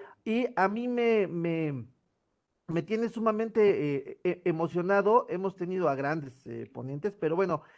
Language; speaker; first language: Spanish; native; Spanish